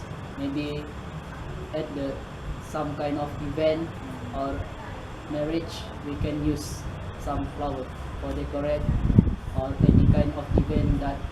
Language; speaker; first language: English; non-native, learner; Malay